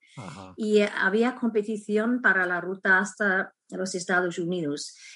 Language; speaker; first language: Spanish; non-native, fluent; English